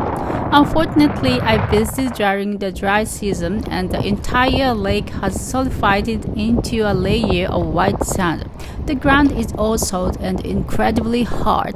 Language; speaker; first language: English; non-native, learner; Japanese